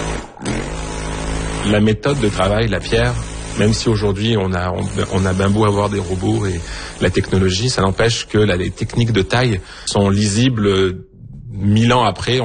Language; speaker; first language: French; native; French